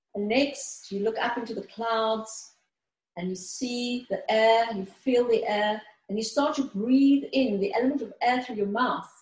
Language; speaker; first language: English; early bilingual, other home language; Greek